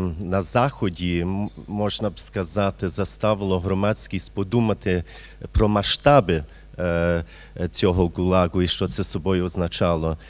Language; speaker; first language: Ukrainian; early bilingual, heritage; Ukrainian